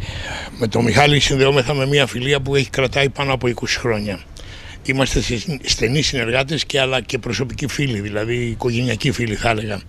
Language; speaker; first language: Greek; native; Greek